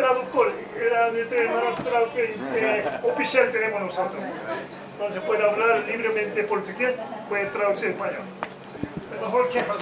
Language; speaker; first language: Spanish; non-native, learner; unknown